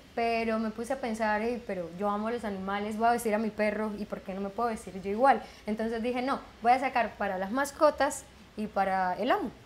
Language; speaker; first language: Spanish; native; Spanish